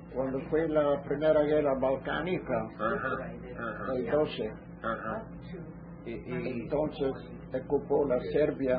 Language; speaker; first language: Spanish; early bilingual, heritage; Ladino